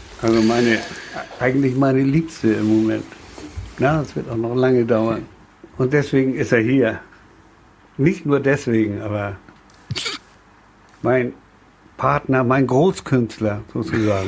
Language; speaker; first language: German; native; German